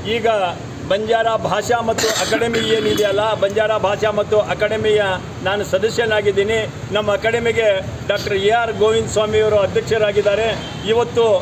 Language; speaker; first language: Kannada; non-native, local second language; Lambadi